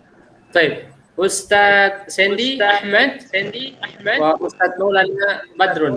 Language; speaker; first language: Arabic; non-native, fluent; Indonesian